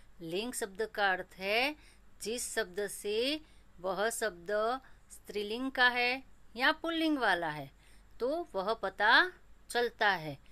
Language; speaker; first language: Hindi; non-native, local second language; Gujarati